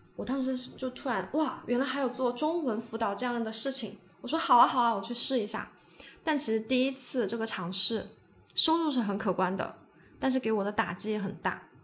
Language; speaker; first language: Chinese; native; Chinese